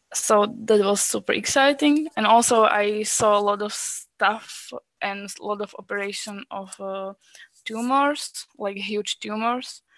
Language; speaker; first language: English; non-native, fluent; Slovak